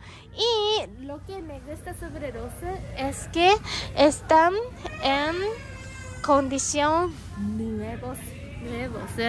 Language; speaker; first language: Spanish; non-native, learner; Japanese